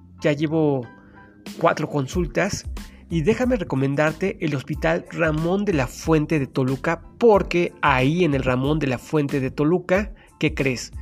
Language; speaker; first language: Spanish; native; Spanish